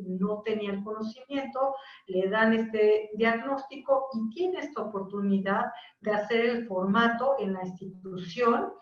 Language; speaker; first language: Spanish; native; Spanish